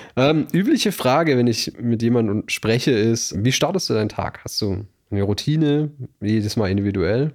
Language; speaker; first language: German; native; German